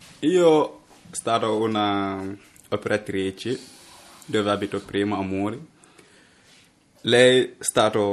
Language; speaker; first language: Italian; non-native, learner; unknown